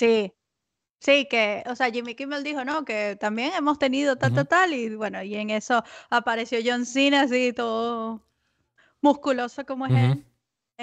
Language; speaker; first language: Spanish; native; Spanish